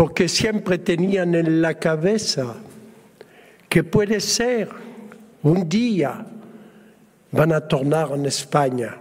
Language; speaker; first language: Spanish; early bilingual, heritage; Spanish